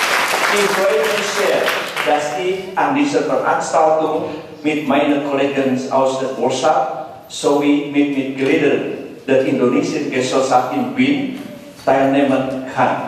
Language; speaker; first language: German; non-native, learner; Indonesian